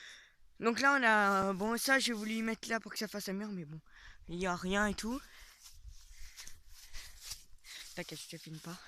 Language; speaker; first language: French; native; French